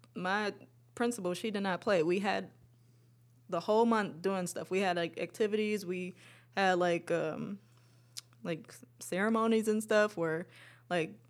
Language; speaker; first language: English; early bilingual, other home language; Spanish